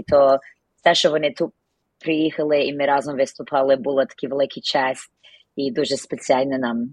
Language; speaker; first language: Ukrainian; early bilingual, heritage; Ukrainian